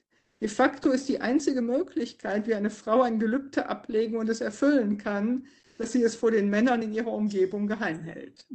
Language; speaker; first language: German; native; German